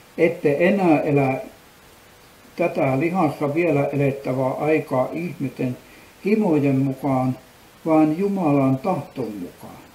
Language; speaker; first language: Finnish; native; Finnish